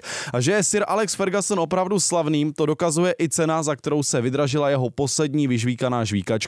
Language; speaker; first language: Czech; native; Czech